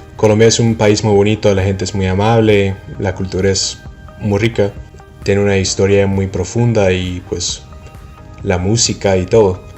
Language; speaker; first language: Spanish; non-native, fluent; English